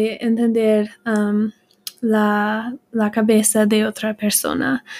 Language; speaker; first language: Spanish; non-native, learner; English